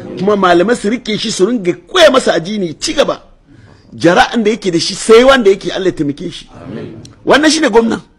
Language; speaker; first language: Hausa; native; Hausa